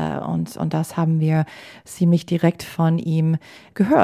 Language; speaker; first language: German; non-native, fluent; English